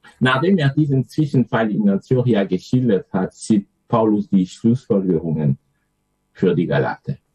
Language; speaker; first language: German; non-native, fluent; French